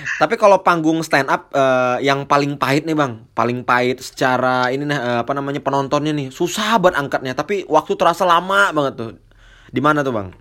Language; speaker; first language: Indonesian; native; Indonesian